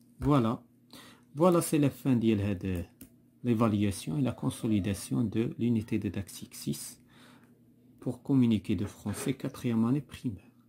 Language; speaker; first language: French; non-native, local second language; Arabic